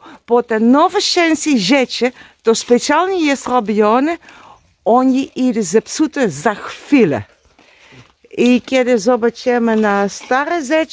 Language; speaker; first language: Polish; non-native, learner; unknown